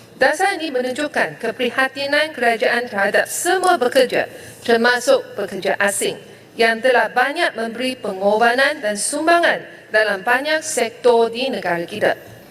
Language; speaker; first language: Malay; native; Malay